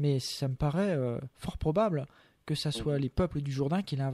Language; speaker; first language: French; native; French